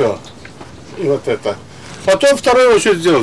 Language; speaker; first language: Russian; non-native, local second language; Turkmen